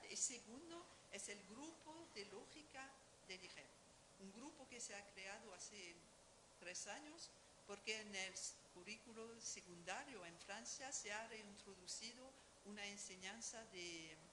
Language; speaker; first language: Spanish; non-native, fluent; French